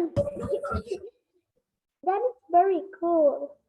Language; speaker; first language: English; non-native, learner; Spanish